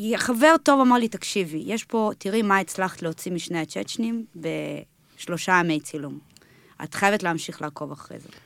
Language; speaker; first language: Hebrew; early bilingual, other home language; Russian